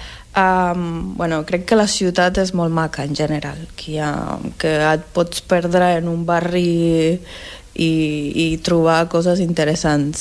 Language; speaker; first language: Catalan; non-native, fluent; Spanish